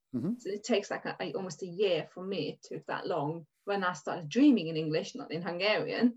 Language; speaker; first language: English; non-native, fluent; Hungarian